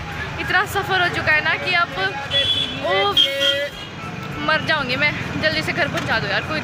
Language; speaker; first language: Hindi; native; Hindi